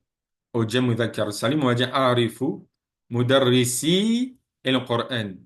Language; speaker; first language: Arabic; non-native, fluent; French